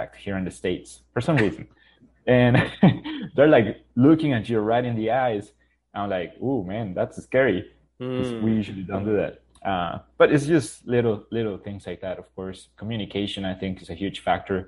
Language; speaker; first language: English; non-native, fluent; Spanish